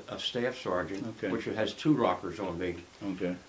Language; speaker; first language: English; native; English